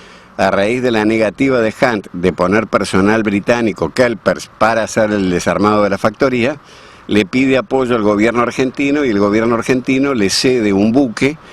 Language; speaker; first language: Spanish; native; Spanish